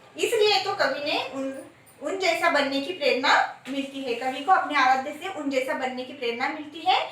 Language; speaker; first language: Hindi; non-native, local second language; Marathi